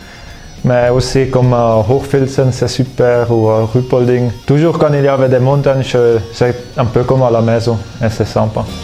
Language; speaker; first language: French; non-native, local second language; German